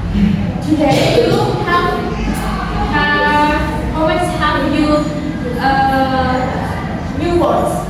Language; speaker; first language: English; non-native, learner; Indonesian